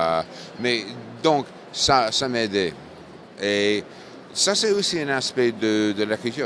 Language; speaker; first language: French; non-native, fluent; English